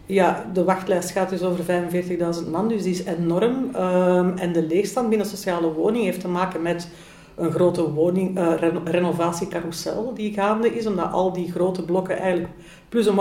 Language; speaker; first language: Dutch; native; Dutch